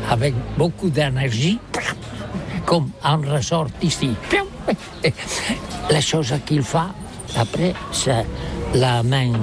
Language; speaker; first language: French; non-native, learner; Catalan